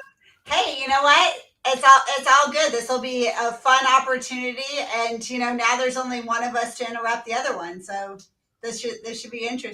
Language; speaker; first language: English; native; English